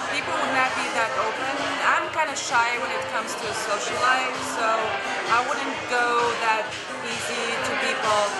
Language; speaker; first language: English; non-native, fluent; Arabic